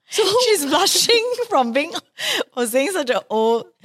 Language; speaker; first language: English; non-native, local second language; Chinese